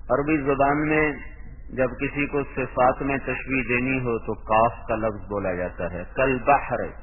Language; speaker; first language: Urdu; non-native, local second language; Punjabi